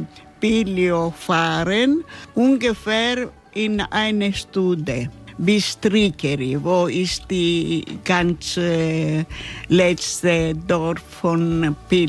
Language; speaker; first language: German; non-native, learner; Greek